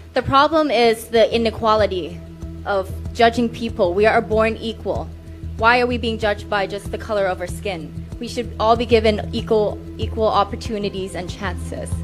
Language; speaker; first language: English; non-native, fluent; Thai